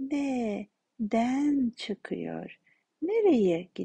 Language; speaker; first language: Turkish; non-native, fluent; Kazakh